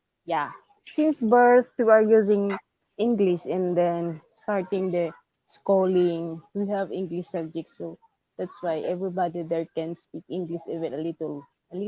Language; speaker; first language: English; non-native, local second language; Filipino